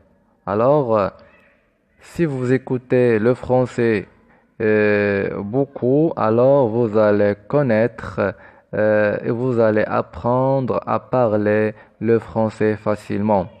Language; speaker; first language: French; non-native, fluent; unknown